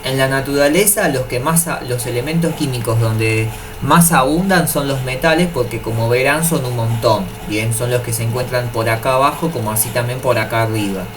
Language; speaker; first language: Spanish; native; Spanish